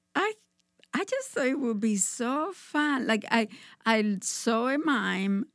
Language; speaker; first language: English; non-native, fluent; Spanish